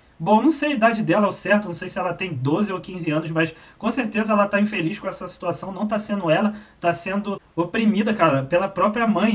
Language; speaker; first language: Portuguese; native; Portuguese